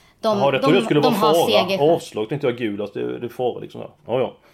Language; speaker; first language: Swedish; native; Swedish